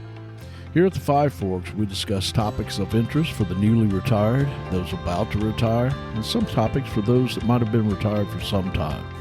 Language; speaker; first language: English; native; English